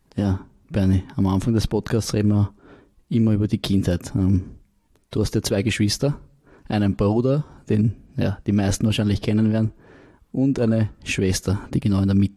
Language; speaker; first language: German; native; German